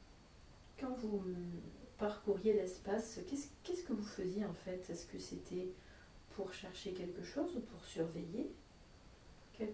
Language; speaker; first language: French; native; French